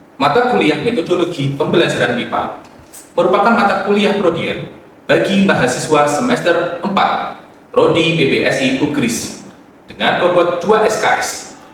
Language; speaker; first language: Indonesian; native; Indonesian